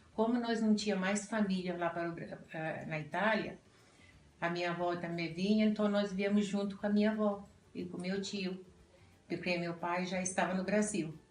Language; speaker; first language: Portuguese; non-native, fluent; Italian